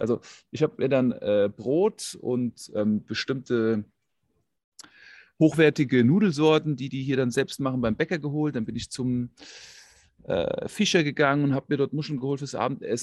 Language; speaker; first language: German; native; German